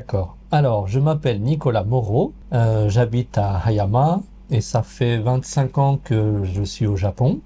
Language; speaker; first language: French; native; French